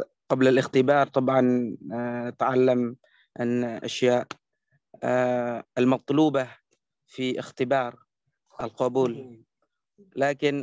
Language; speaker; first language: Arabic; non-native, learner; Indonesian